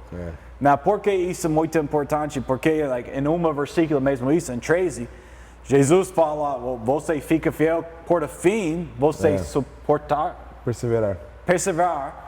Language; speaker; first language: Portuguese; non-native, learner; English